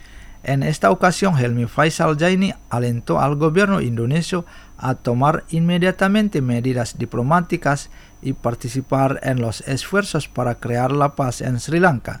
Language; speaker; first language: Spanish; non-native, fluent; Indonesian